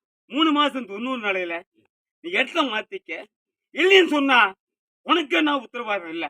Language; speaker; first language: Tamil; native; Tamil